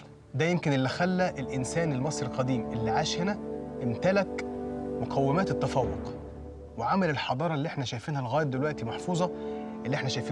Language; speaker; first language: Arabic; native; Arabic